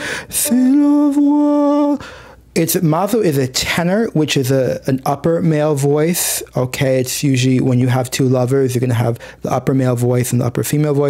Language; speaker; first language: English; native; English